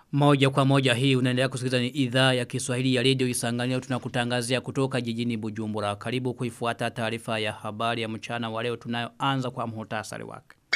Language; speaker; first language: Swahili; non-native, local second language; Rundi